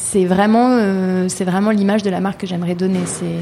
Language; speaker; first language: French; native; French